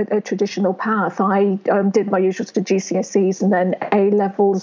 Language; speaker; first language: English; native; English